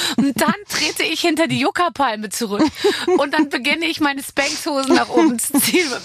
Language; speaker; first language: German; native; German